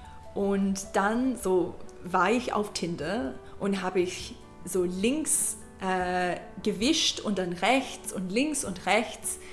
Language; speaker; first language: German; non-native, learner; English